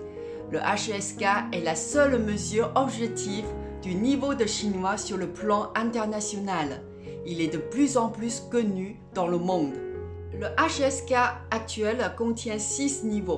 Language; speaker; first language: French; non-native, fluent; Chinese